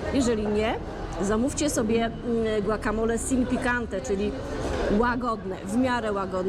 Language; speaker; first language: Polish; native; Polish